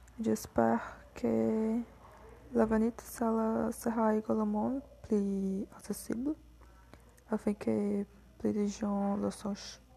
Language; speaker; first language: French; non-native, learner; Portuguese